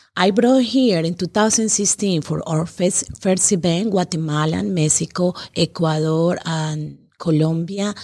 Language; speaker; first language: English; non-native, learner; Spanish